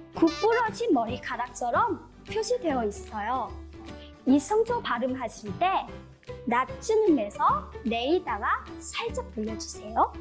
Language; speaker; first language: Korean; non-native, fluent; Vietnamese